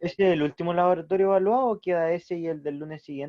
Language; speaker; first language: Spanish; native; Spanish